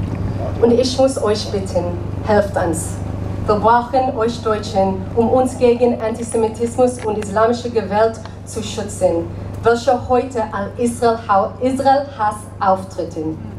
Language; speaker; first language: German; non-native, learner; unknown